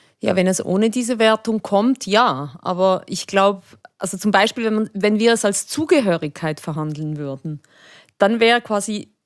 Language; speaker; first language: German; early bilingual, other home language; Spanish